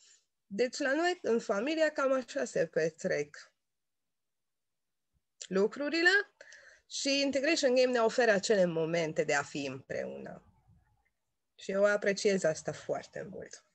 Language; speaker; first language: Romanian; non-native, local second language; Hungarian